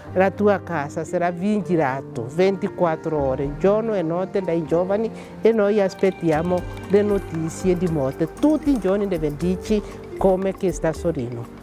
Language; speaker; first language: Italian; non-native, fluent; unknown